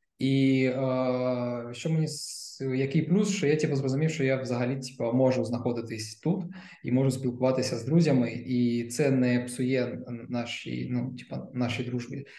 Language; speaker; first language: Ukrainian; non-native, local second language; Russian